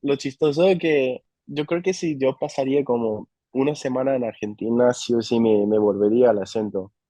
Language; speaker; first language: Spanish; non-native, fluent; English